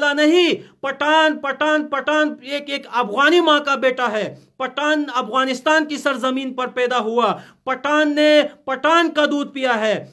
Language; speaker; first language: Urdu; non-native, fluent; Pashto